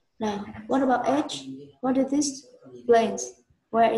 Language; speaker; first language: English; non-native, learner; Vietnamese